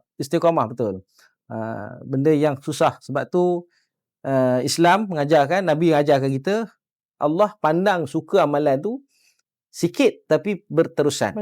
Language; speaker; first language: Malay; native; Malay